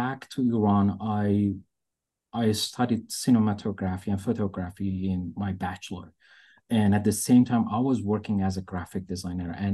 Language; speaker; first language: English; non-native, fluent; Persian